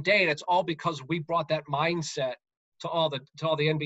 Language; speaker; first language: English; native; English